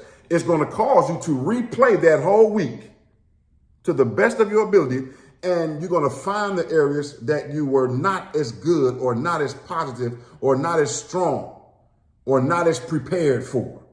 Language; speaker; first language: English; native; English